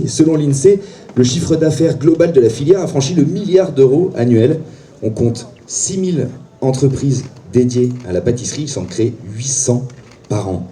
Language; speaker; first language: French; native; French